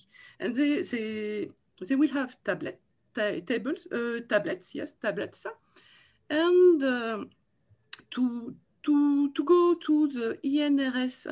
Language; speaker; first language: English; non-native, learner; French